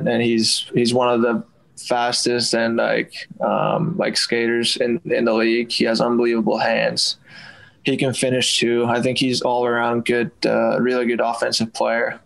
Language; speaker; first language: English; non-native, fluent; Finnish